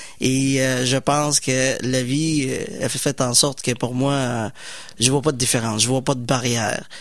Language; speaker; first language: French; non-native, fluent; Somali